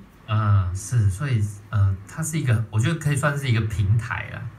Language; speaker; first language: Chinese; native; Chinese